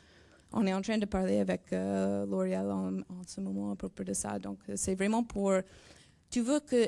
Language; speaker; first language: French; non-native, learner; English